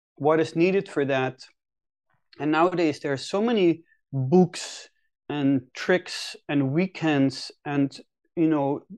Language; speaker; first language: English; non-native, fluent; Dutch